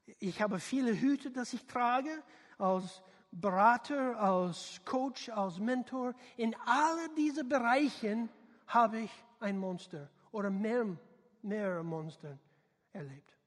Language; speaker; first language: German; non-native, learner; English